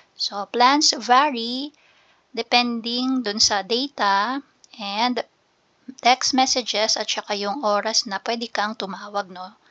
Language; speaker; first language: Filipino; native; Filipino